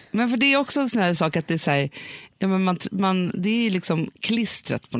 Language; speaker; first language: Swedish; native; Swedish